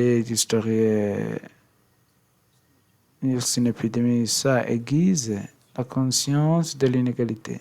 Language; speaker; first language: French; non-native, learner; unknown